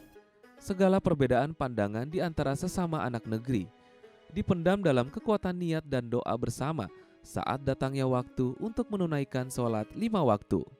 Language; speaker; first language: Indonesian; native; Indonesian